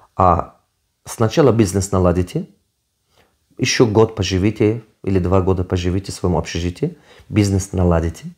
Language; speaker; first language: Russian; non-native, local second language; Tajik